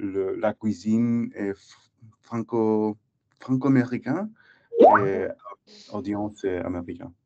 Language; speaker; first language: French; non-native, learner; English